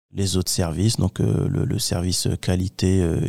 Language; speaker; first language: French; non-native, local second language; Arabic